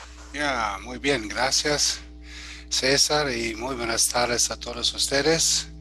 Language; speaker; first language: Spanish; non-native, fluent; German